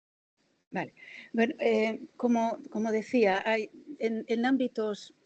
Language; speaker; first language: Spanish; native; Spanish